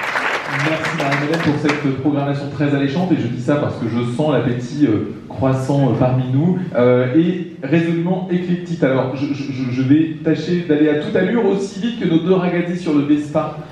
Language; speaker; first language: French; native; French